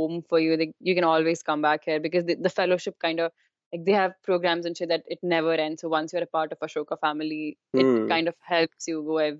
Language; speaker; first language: English; non-native, local second language; Kashmiri